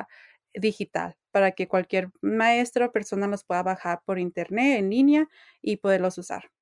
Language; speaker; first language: Spanish; early bilingual, heritage; English